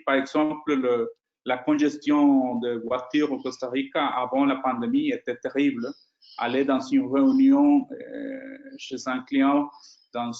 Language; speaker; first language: French; non-native, fluent; Spanish